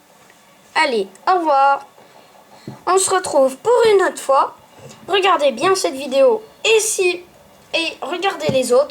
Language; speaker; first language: French; native; French